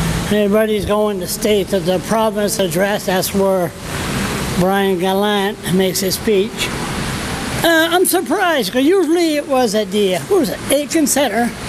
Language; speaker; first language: English; non-native, local second language; French